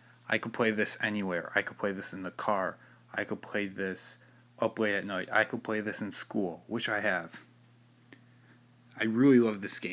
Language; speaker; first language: English; native; English